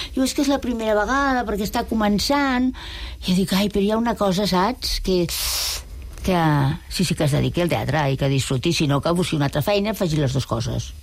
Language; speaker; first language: Catalan; non-native, local second language; Spanish